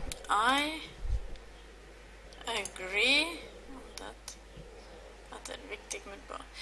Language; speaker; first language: Swedish; non-native, learner; German